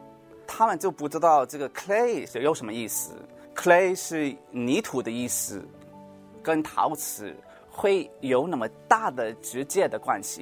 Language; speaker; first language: Chinese; early bilingual, heritage; Cantonese